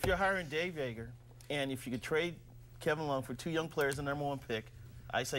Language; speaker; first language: English; native; English